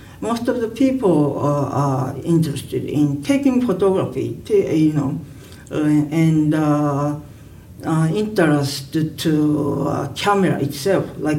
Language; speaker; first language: English; non-native, learner; Japanese